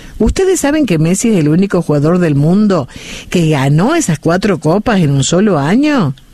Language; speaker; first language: Spanish; native; Spanish